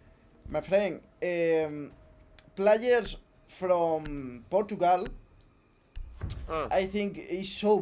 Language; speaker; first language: English; non-native, learner; Spanish